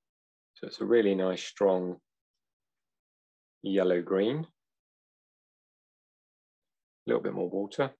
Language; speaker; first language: English; native; English